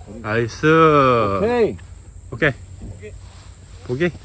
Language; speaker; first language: Korean; native; Korean